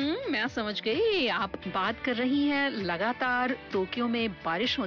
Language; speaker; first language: Hindi; native; Hindi